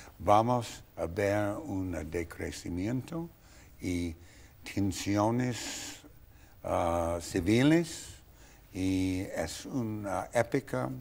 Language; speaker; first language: Spanish; non-native, fluent; English